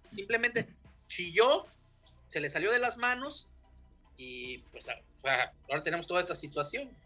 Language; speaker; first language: Spanish; native; Spanish